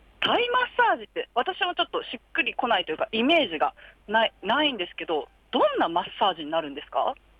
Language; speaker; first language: Japanese; native; Japanese